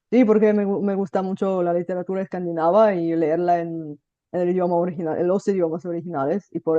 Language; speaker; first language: Spanish; non-native, fluent; Bulgarian